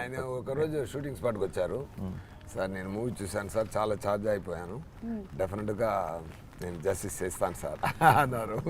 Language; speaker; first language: Telugu; non-native, learner; Tamil